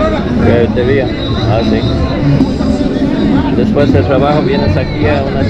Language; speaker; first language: Spanish; non-native, learner; English